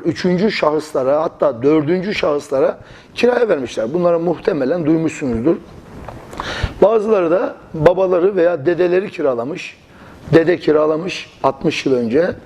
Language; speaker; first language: Turkish; native; Turkish